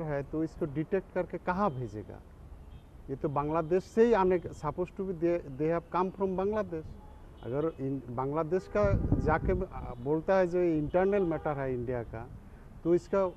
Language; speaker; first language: Urdu; non-native, local second language; Bangla